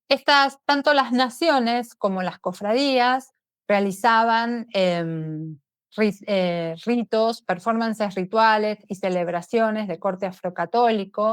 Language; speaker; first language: Spanish; native; Spanish